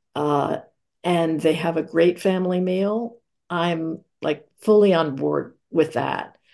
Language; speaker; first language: English; native; English